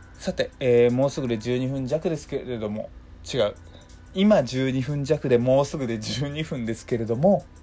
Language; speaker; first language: Japanese; native; Japanese